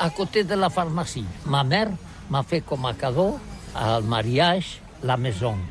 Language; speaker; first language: French; non-native, learner; Catalan